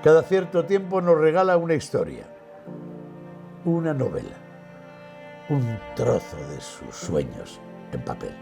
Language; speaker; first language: Spanish; native; Spanish